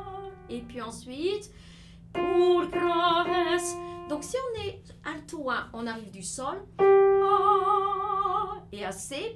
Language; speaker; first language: French; native; French